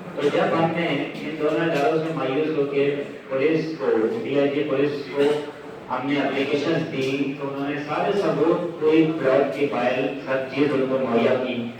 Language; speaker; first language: Urdu; native; Urdu